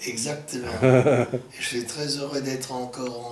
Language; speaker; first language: French; non-native, fluent; English